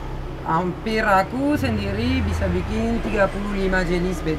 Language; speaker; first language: Indonesian; non-native, fluent; French